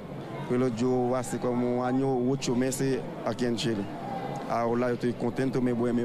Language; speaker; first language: Spanish; non-native, learner; Haitian Creole